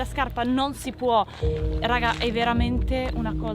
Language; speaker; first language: Italian; native; Italian